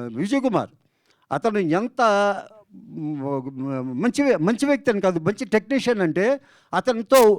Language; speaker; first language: Telugu; native; Telugu